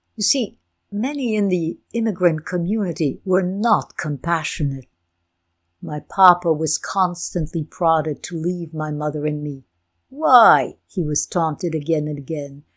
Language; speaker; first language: English; non-native, fluent; Ukrainian